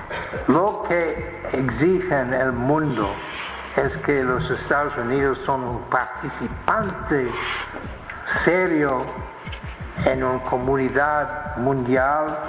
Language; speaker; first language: Spanish; non-native, fluent; English